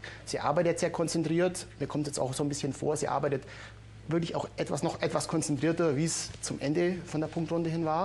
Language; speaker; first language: German; native; German